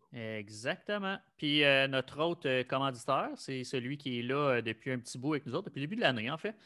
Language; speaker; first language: French; native; French